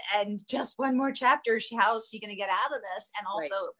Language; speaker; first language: English; native; English